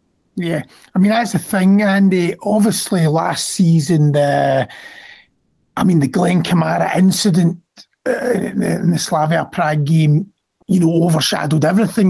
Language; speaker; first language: English; native; English